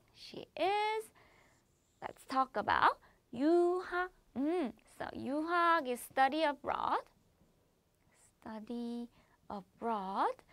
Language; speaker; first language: English; non-native, fluent; Korean